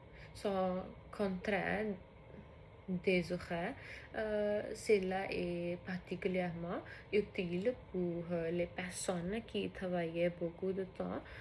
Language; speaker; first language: French; non-native, learner; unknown